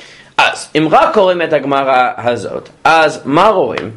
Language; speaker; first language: Hebrew; non-native, fluent; English